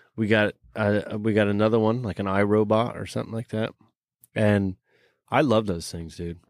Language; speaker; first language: English; early bilingual, other home language; Hungarian